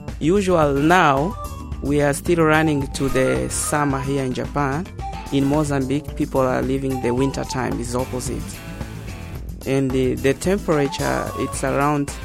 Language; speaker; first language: English; non-native, learner; Portuguese